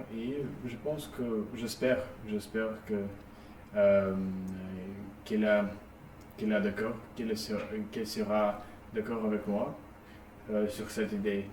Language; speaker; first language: French; non-native, learner; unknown